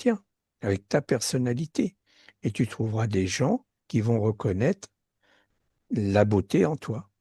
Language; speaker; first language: French; native; French